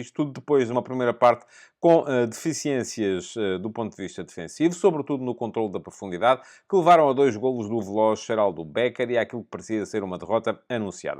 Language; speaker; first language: Portuguese; native; Portuguese